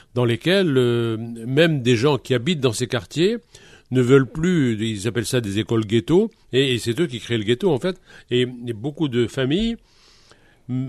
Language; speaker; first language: French; native; French